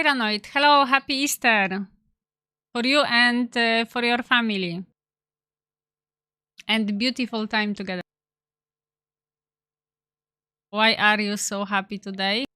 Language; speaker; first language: English; non-native, learner; Polish